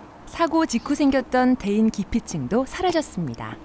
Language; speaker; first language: Korean; native; Korean